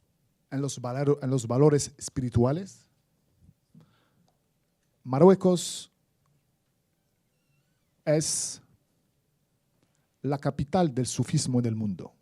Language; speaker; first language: Spanish; non-native, fluent; Arabic